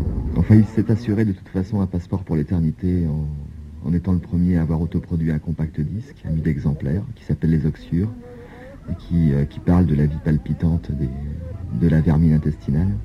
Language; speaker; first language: French; native; French